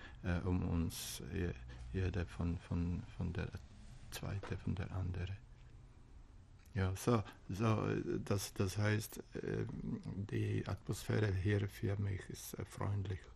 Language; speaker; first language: German; non-native, learner; Czech